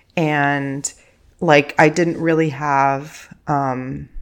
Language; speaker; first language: English; early bilingual, other home language; Spanish